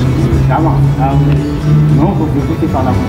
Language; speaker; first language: Portuguese; non-native, learner; Haitian Creole